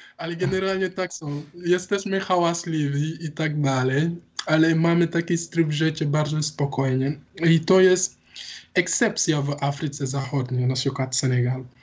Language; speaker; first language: Polish; non-native, learner; Wolof